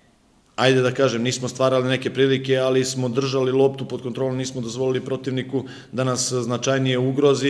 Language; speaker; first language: Serbian; native; Serbian